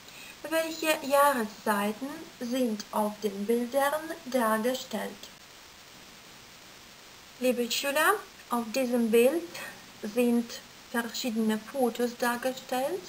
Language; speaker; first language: German; non-native, fluent; Russian